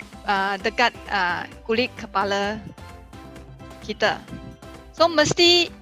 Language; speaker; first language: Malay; non-native, local second language; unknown